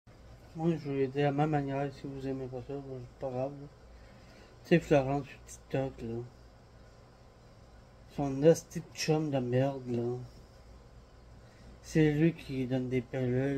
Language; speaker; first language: French; native; French